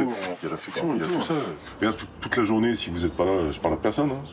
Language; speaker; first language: French; native; French